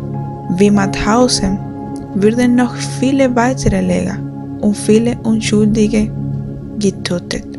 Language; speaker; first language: German; non-native, fluent; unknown